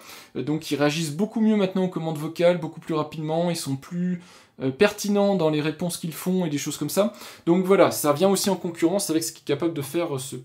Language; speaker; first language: French; native; French